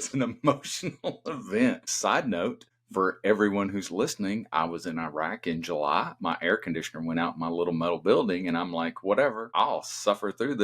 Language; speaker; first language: English; native; English